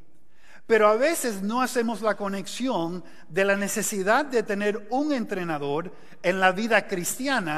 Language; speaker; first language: Spanish; non-native, fluent; English